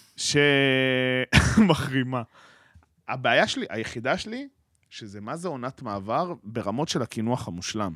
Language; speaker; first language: Hebrew; native; Hebrew